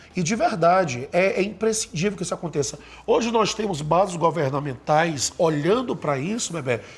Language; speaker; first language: Portuguese; native; Portuguese